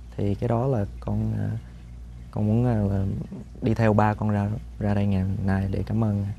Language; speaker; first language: Vietnamese; early bilingual, heritage; Vietnamese